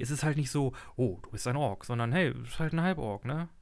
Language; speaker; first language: German; native; German